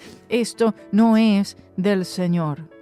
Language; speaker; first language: Spanish; native; Spanish